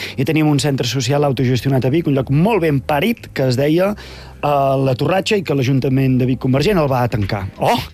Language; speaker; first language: Catalan; native; Catalan